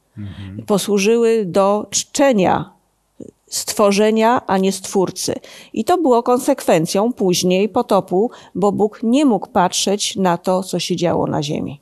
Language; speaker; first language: Polish; native; Polish